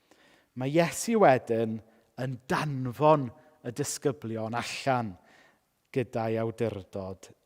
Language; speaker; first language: Welsh; native; Welsh